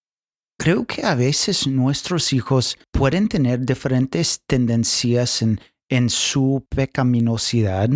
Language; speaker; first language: Spanish; non-native, fluent; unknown